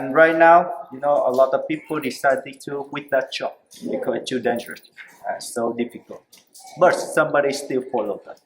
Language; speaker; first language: English; non-native, learner; Vietnamese